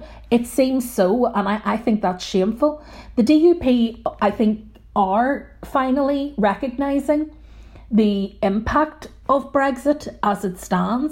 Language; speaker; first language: English; native; English